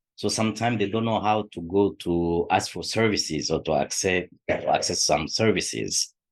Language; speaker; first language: English; non-native, fluent; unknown